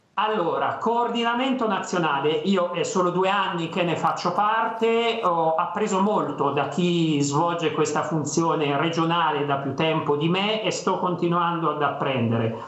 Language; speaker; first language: Italian; native; Italian